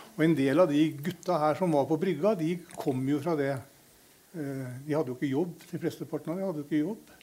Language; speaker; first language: Norwegian; native; Norwegian